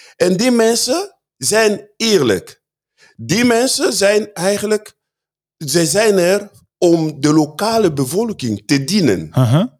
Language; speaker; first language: Dutch; non-native, fluent; Swahili